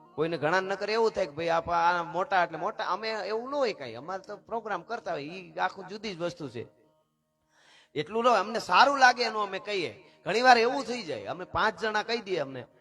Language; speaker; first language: Gujarati; native; Gujarati